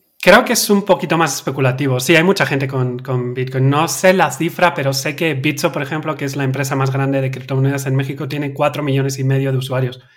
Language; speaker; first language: Spanish; native; Spanish